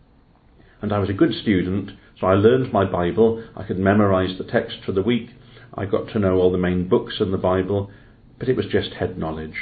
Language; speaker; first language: English; native; English